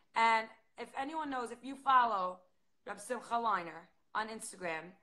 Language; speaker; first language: English; native; English